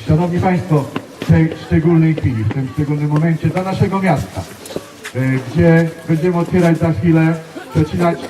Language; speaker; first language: Polish; native; Polish